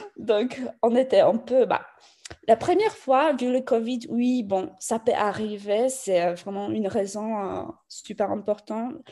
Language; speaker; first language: French; non-native, fluent; Polish